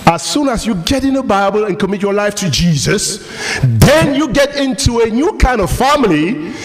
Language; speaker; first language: English; non-native, local second language; French